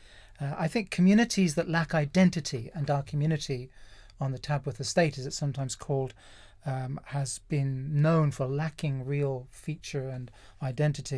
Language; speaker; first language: English; native; English